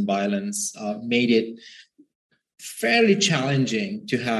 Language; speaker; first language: English; non-native, local second language; Sinhala